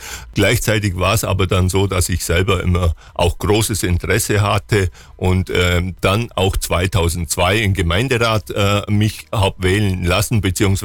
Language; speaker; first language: German; native; German